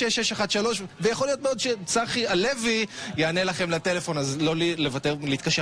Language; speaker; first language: Hebrew; native; Hebrew